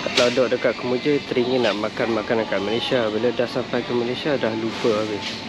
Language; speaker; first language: Malay; non-native, fluent; Western Cham